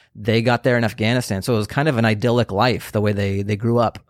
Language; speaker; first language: English; early bilingual, other home language; Persian